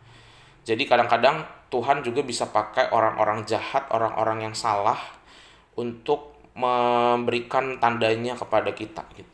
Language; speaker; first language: Indonesian; native; Indonesian